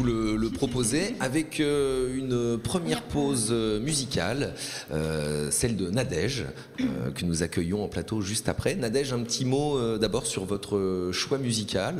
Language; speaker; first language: French; native; French